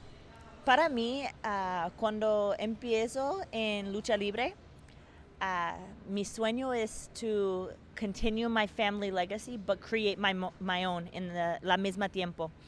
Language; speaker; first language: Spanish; non-native, learner; English